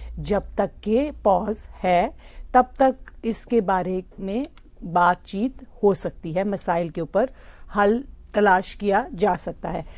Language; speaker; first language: Urdu; native; Urdu